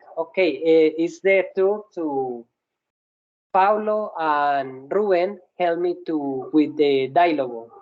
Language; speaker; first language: English; non-native, learner; Spanish